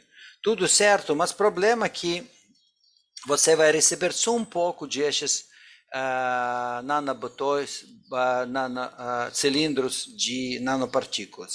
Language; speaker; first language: Portuguese; non-native, fluent; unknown